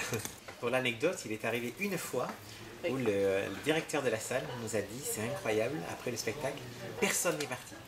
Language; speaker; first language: French; native; French